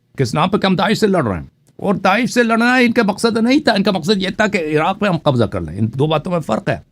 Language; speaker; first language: Urdu; non-native, fluent; Persian